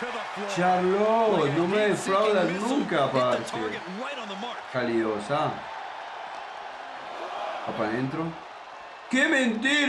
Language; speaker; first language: Spanish; native; Spanish